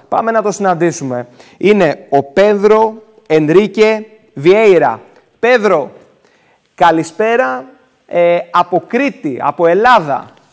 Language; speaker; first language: Greek; native; Greek